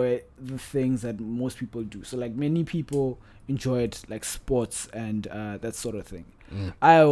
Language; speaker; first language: English; non-native, local second language; Northern Sotho